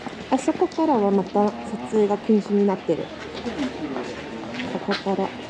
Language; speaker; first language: Japanese; non-native, fluent; Korean